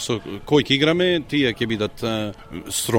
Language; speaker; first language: Macedonian; early bilingual, heritage; Macedonian